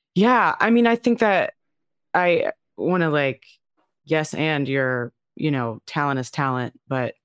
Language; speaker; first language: English; native; English